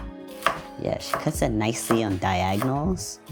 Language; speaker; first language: English; early bilingual, other home language; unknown